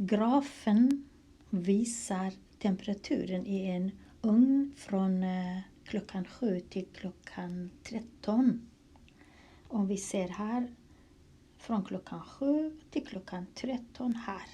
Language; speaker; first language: Swedish; non-native, fluent; Kurdish